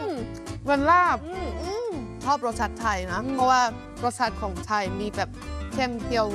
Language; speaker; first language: Thai; non-native, fluent; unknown